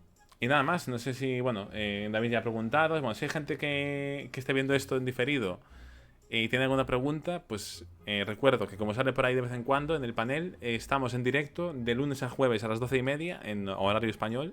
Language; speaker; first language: Spanish; native; Spanish